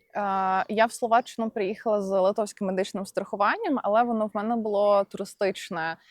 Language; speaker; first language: Ukrainian; non-native, local second language; Russian